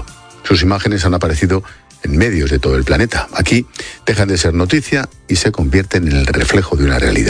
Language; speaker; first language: Spanish; native; Spanish